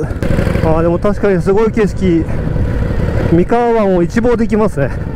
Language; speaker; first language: Japanese; native; Japanese